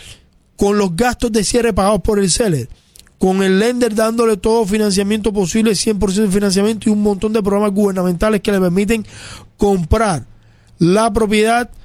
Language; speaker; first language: Spanish; native; Spanish